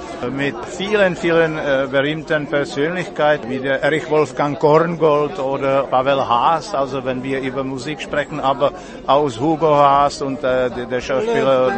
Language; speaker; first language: German; non-native, fluent; Czech